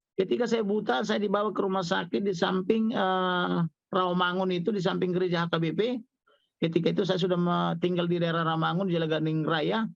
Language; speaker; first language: Indonesian; non-native, local second language; Batak Toba